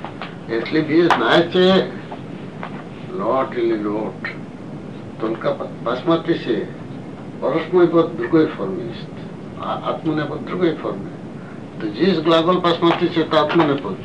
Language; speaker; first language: Russian; non-native, learner; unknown